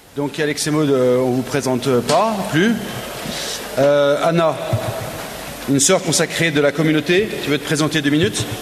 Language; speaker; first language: French; native; French